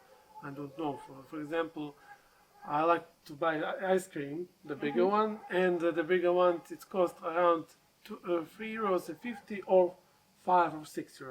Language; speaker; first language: English; non-native, learner; Serbian